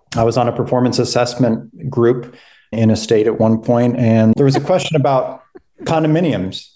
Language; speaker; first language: English; native; English